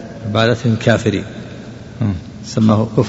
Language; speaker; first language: Arabic; native; Arabic